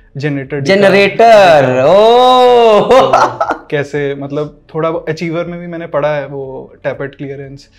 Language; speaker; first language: Hindi; native; Hindi